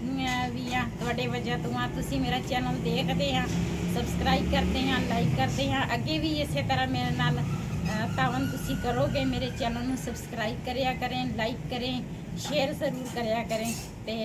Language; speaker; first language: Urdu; non-native, local second language; Punjabi